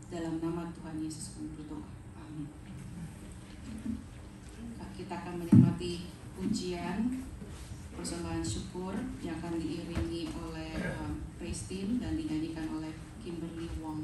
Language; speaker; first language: Indonesian; native; Indonesian